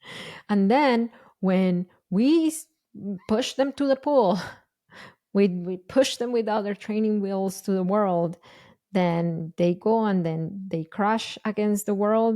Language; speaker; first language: English; non-native, fluent; Spanish